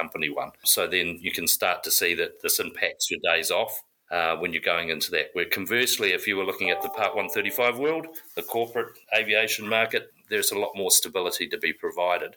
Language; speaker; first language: English; native; English